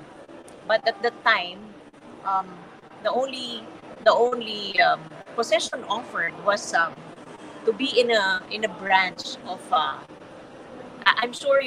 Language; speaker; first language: English; non-native, local second language; Filipino